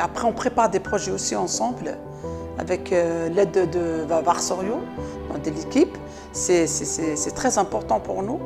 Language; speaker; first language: French; non-native, local second language; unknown